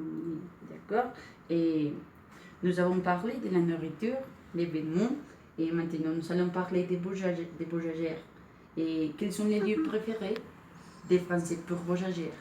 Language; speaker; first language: French; non-native, learner; Spanish